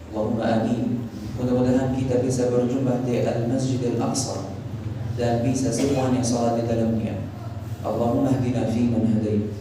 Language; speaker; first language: Indonesian; non-native, fluent; Arabic